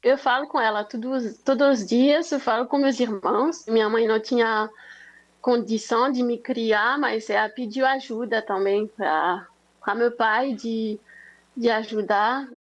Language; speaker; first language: Portuguese; non-native, fluent; French